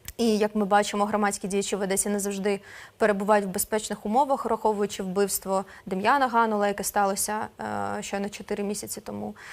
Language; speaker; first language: Ukrainian; non-native, local second language; Russian